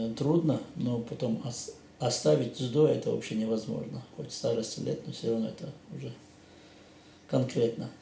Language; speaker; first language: Russian; non-native, local second language; Chechen